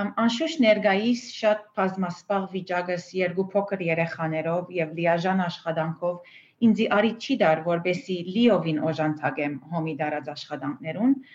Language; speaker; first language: Armenian; early bilingual, heritage; Armenian